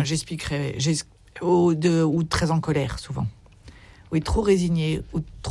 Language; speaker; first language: French; native; French